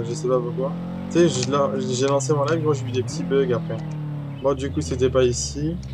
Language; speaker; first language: French; native; French